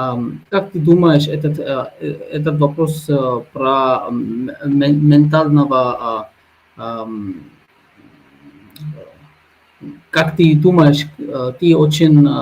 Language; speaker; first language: Russian; non-native, learner; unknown